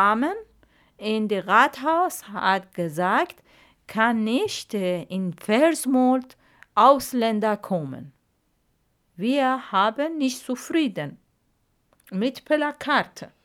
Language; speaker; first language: German; non-native, learner; Arabic